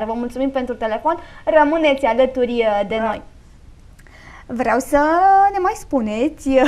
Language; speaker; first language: Romanian; native; Romanian